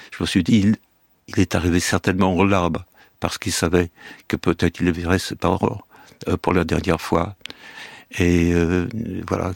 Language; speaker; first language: French; early bilingual, other home language; Yiddish